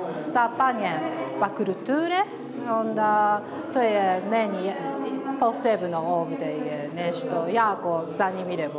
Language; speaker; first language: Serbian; non-native, learner; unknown